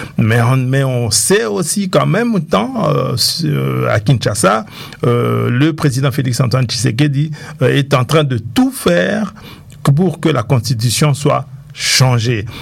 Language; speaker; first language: French; non-native, local second language; Lingala